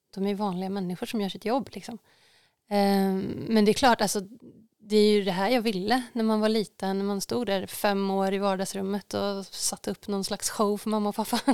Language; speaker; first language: Swedish; native; Swedish